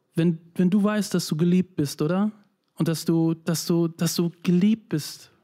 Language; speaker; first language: German; native; German